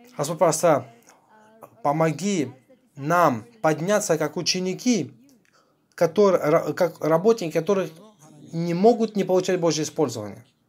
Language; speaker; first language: Russian; non-native, fluent; Korean